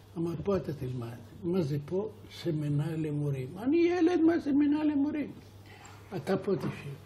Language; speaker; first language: Hebrew; non-native, fluent; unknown